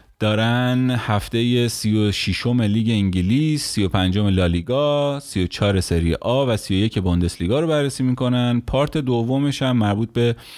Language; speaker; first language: Persian; native; Persian